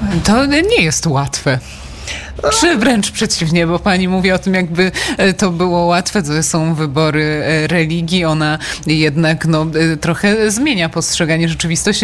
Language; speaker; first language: Polish; native; Polish